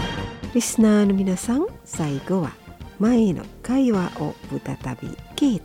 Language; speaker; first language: Japanese; non-native, fluent; Indonesian